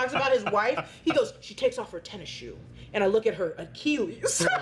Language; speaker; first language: English; native; English